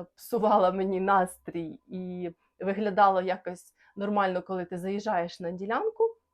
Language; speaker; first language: Ukrainian; non-native, local second language; Russian